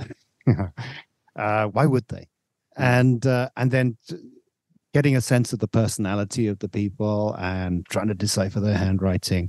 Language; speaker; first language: English; native; English